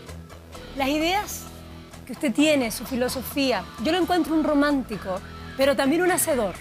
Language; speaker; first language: Spanish; native; Spanish